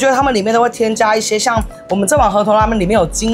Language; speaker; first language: Chinese; native; Chinese